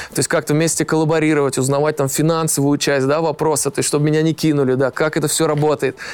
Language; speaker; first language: Russian; native; Russian